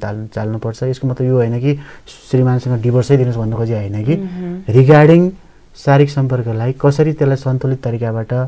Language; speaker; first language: Nepali; native; Nepali